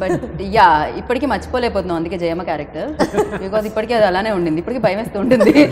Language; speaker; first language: Telugu; native; Telugu